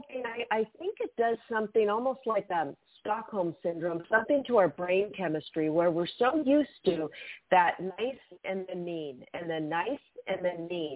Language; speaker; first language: English; native; English